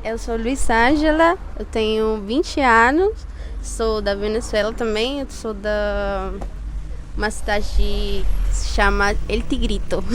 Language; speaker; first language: Portuguese; non-native, fluent; Spanish